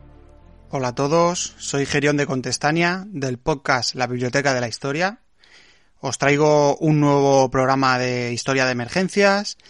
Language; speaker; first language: Spanish; native; Spanish